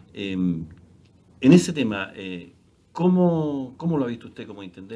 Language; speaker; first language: Spanish; native; Spanish